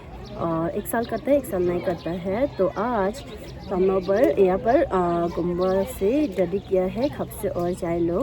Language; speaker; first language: Hindi; non-native, local second language; Tibetan